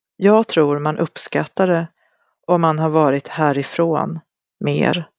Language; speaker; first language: Swedish; native; Swedish